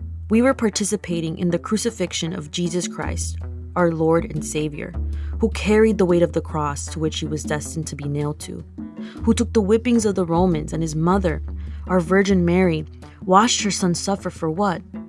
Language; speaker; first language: English; early bilingual, other home language; Spanish